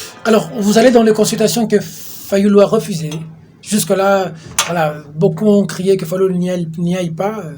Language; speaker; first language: French; non-native, local second language; Lingala